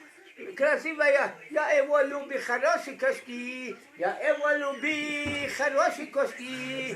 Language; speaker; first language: Russian; non-native, learner; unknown